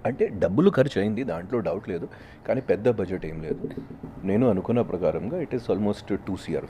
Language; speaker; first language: Telugu; non-native, local second language; Hindi